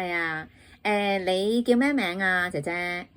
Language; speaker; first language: Cantonese; native; Cantonese